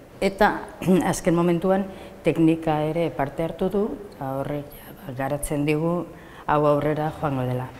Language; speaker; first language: Basque; native; Basque